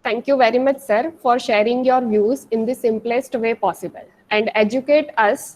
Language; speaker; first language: English; non-native, local second language; Gujarati